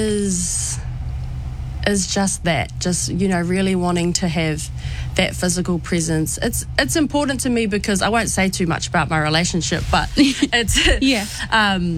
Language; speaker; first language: English; native; English